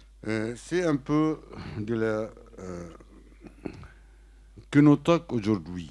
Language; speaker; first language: French; non-native, learner; Arabic